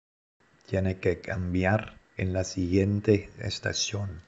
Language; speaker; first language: Spanish; non-native, fluent; Dutch